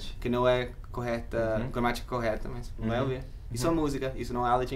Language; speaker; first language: Portuguese; non-native, fluent; English